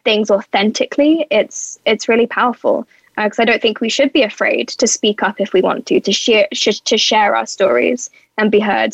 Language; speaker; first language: English; native; English